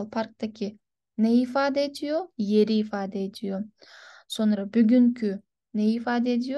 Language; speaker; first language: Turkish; non-native, fluent; Kyrgyz